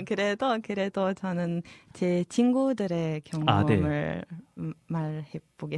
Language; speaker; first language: Korean; non-native, fluent; Serbian